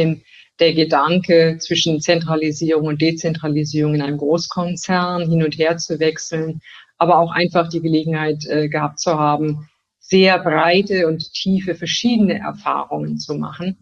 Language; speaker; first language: German; native; German